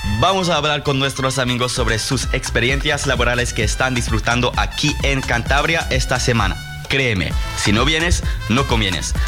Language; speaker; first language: Spanish; non-native, learner; English